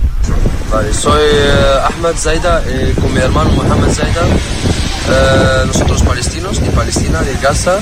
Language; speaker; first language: Spanish; non-native, learner; Arabic